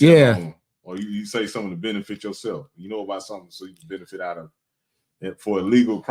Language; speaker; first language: English; native; English